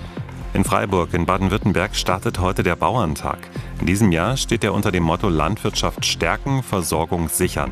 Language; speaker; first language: German; native; German